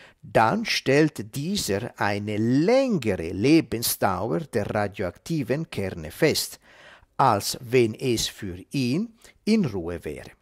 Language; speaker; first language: German; non-native, fluent; Italian